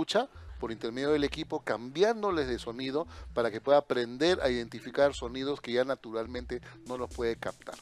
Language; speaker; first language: Spanish; native; Spanish